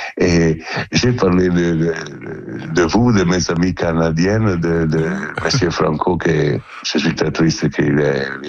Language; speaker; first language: French; non-native, learner; Italian